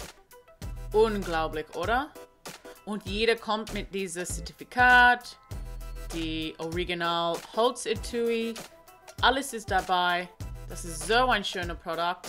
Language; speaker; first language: German; non-native, learner; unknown